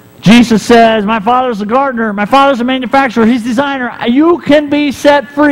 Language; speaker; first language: English; native; English